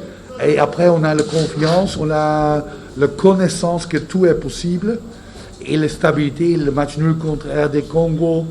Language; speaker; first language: French; non-native, fluent; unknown